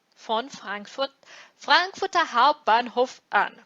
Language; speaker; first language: German; non-native, fluent; Portuguese